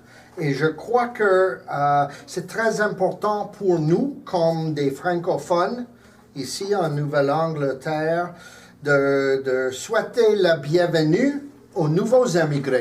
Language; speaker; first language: French; non-native, local second language; English